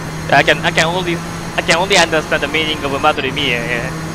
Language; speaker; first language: English; non-native, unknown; Japanese